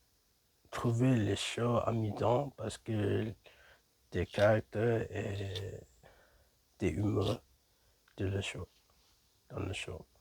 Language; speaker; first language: French; non-native, learner; English